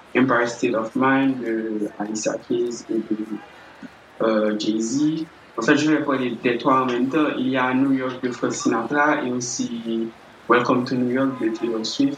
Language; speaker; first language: French; native; French